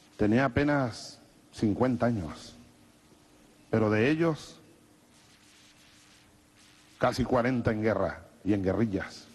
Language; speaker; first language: Spanish; native; Spanish